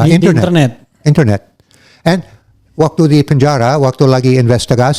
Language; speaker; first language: Indonesian; non-native, learner; English